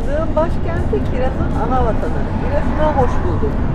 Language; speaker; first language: Turkish; native; Turkish